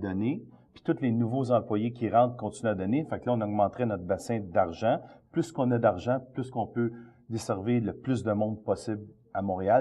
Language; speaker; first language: French; native; French